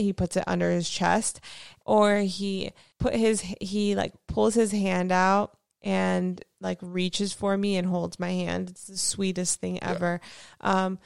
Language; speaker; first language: English; native; English